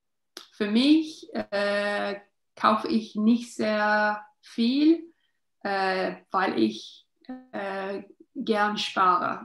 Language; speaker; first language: German; non-native, learner; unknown